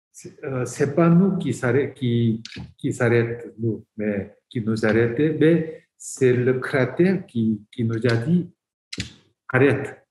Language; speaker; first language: French; non-native, fluent; Korean